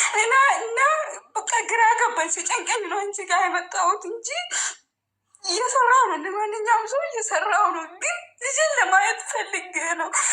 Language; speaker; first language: Amharic; non-native, local second language; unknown